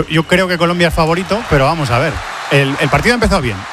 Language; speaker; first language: Spanish; native; Spanish